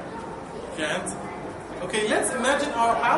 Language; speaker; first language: English; non-native, fluent; Arabic